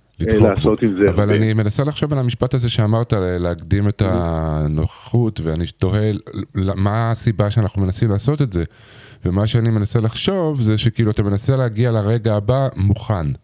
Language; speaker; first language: Hebrew; native; Hebrew